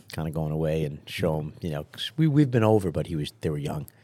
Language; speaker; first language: English; early bilingual, other home language; Italian